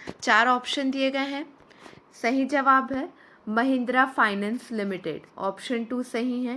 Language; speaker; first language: Hindi; native; Hindi